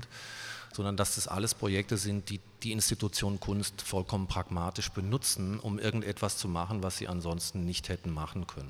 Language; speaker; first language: German; native; German